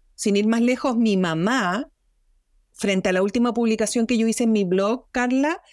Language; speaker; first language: Spanish; native; Spanish